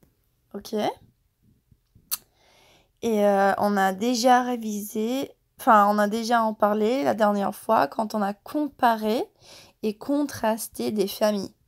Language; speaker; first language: French; non-native, fluent; English